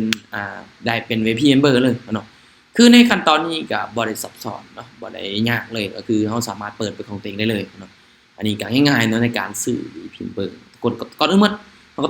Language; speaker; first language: Thai; non-native, local second language; Lao